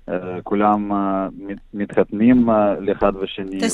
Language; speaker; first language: Hebrew; non-native, learner; Russian